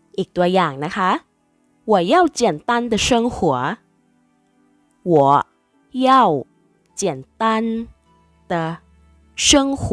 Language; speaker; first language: Chinese; non-native, fluent; Thai